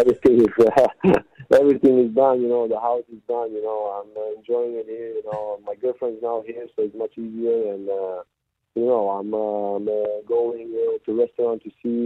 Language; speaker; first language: English; non-native, fluent; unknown